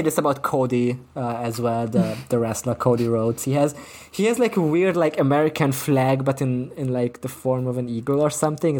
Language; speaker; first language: English; non-native, fluent; German